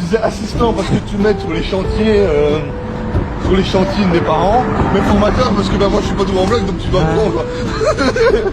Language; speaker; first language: French; native; French